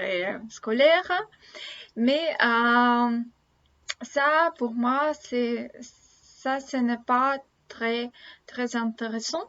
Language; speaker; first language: French; non-native, learner; Russian